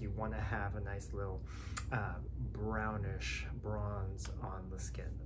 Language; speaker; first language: English; native; English